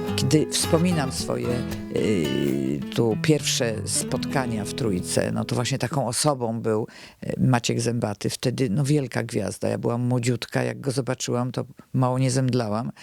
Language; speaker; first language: Polish; native; Polish